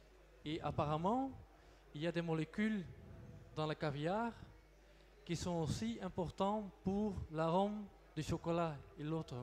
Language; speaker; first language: French; non-native, local second language; Dutch